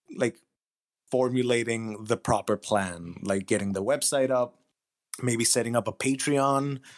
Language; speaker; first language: English; non-native, fluent; Greek